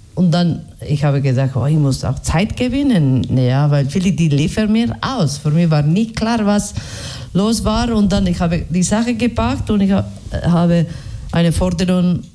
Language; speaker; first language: German; non-native, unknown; Basque